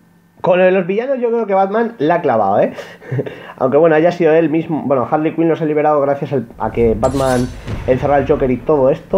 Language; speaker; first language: Spanish; native; Spanish